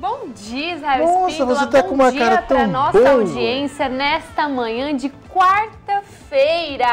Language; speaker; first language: Portuguese; native; Portuguese